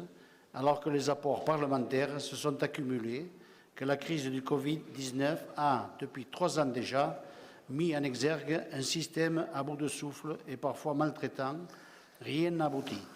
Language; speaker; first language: French; native; French